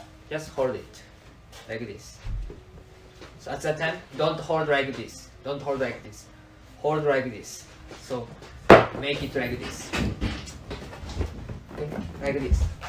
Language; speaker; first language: English; non-native, learner; Japanese